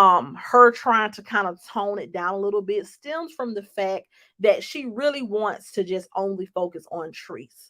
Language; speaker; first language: English; native; English